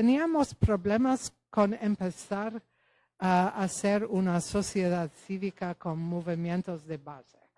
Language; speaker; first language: Spanish; non-native, fluent; Polish